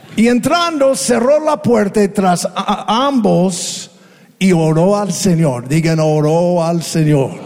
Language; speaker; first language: Spanish; non-native, fluent; English